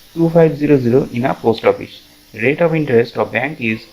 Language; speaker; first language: English; non-native, local second language; Bangla